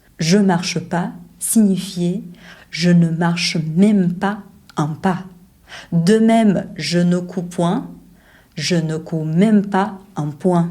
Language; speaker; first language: French; non-native, fluent; Portuguese